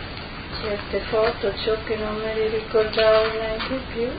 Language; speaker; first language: Italian; non-native, local second language; Slovenian